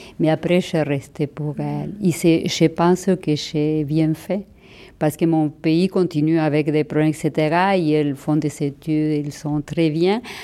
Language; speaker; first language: French; non-native, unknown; Spanish